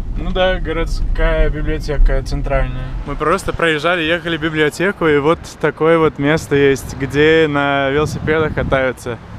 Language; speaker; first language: Russian; non-native, fluent; English